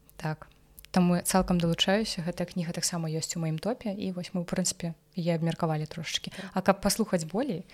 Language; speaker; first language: Belarusian; non-native, local second language; Russian